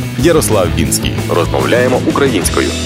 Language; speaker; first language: Ukrainian; native; Ukrainian